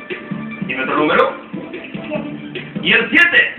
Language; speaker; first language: Spanish; native; Spanish